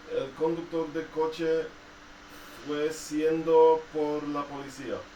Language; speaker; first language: Spanish; non-native, fluent; English